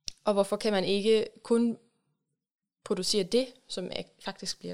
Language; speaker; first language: Danish; non-native, fluent; German